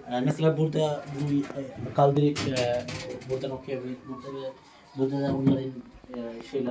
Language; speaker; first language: Turkish; non-native, learner; Bangla